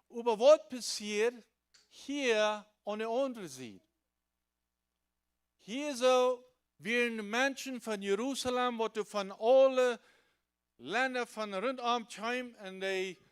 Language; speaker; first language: German; non-native, learner; Low German